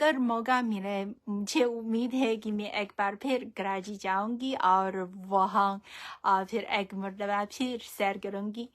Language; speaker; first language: Urdu; non-native, fluent; Chinese